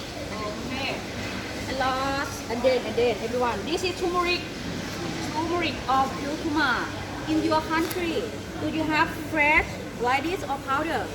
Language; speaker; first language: English; non-native, learner; Thai